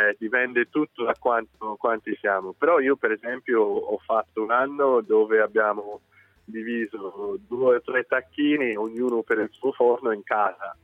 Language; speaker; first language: Italian; non-native, fluent; English